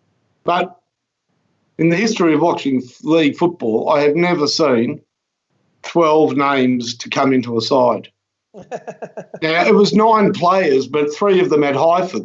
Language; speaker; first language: English; native; English